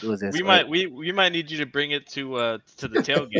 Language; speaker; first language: English; native; English